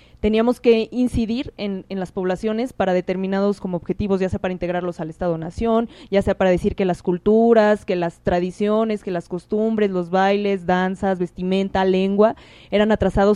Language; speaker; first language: Spanish; native; Spanish